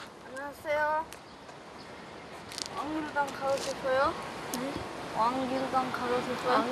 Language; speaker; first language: Korean; non-native, learner; Bangla